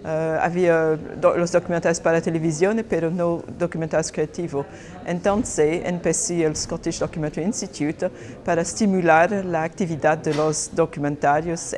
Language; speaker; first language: Spanish; non-native, fluent; Portuguese